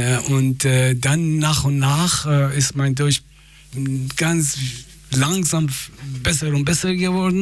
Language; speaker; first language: German; non-native, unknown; Persian